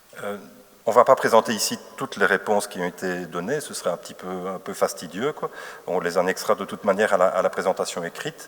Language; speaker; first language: French; native; French